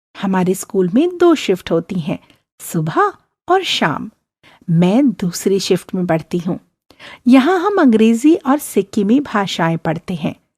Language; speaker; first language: Hindi; native; Hindi